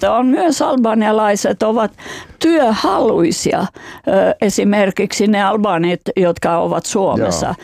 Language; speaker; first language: Finnish; non-native, fluent; Albanian